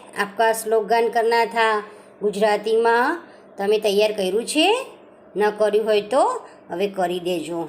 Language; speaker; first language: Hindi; non-native, local second language; Gujarati